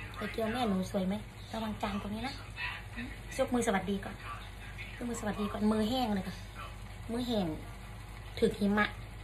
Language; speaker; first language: Thai; native; Thai